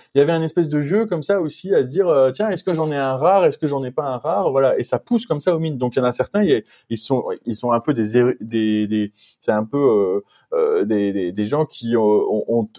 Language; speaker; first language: French; native; French